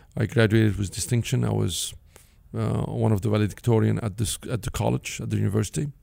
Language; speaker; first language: English; non-native, fluent; Arabic